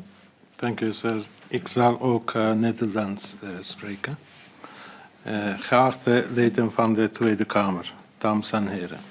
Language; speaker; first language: Dutch; non-native, fluent; Azerbaijani